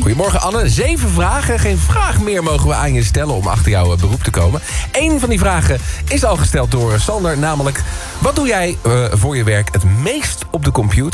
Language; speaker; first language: Dutch; native; Dutch